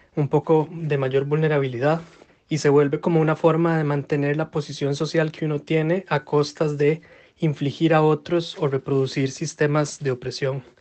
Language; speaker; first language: Spanish; native; Spanish